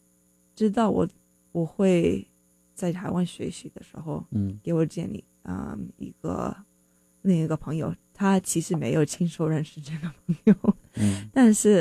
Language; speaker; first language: Chinese; non-native, fluent; English